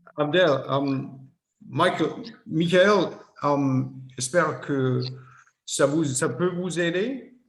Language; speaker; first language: French; non-native, fluent; German